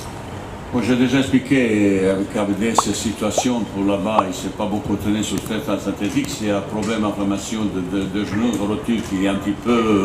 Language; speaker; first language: French; non-native, fluent; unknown